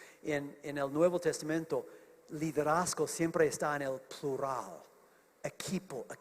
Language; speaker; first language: Spanish; non-native, fluent; English